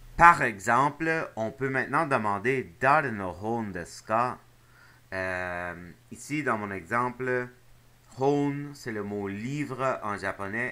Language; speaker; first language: French; non-native, local second language; English